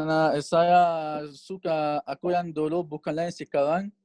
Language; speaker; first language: Indonesian; non-native, learner; Arabic